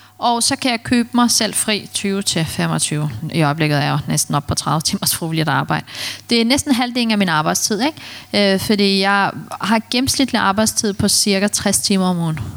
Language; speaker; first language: Danish; early bilingual, other home language; Turkish